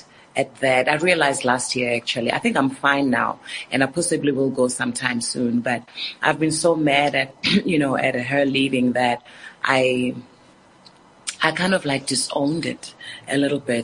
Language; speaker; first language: English; non-native, local second language; Northern Sotho